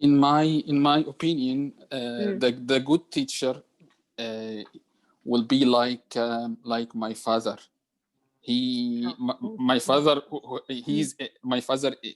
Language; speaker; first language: English; non-native, learner; Arabic